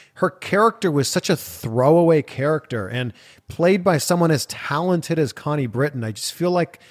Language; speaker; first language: English; native; English